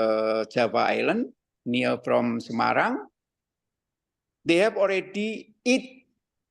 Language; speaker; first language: English; non-native, learner; Indonesian